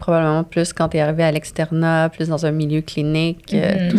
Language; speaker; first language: French; native; French